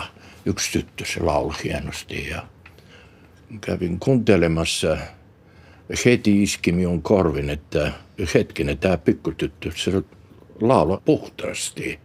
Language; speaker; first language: Finnish; non-native, learner; Bulgarian